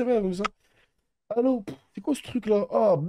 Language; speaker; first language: French; native; French